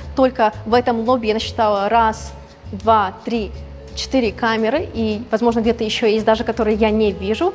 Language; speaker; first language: Russian; native; Russian